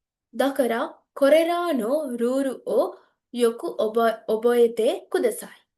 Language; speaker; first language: Japanese; non-native, learner; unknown